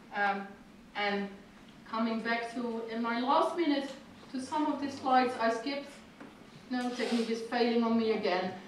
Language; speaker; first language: English; non-native, fluent; Dutch